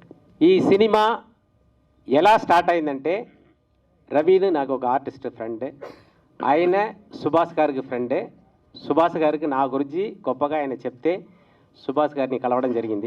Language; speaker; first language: Telugu; native; Telugu